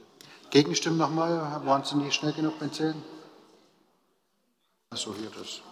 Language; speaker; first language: German; native; German